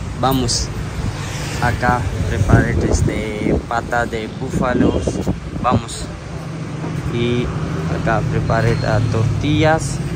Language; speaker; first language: Spanish; non-native, learner; Urdu